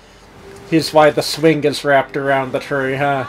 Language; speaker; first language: English; native; English